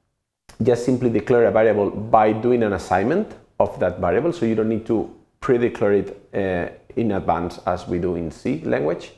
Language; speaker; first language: English; non-native, fluent; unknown